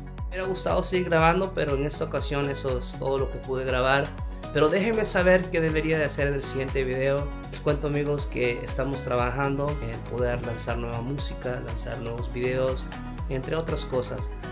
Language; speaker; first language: Spanish; early bilingual, heritage; Spanish